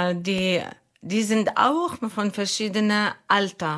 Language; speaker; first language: German; non-native, fluent; Arabic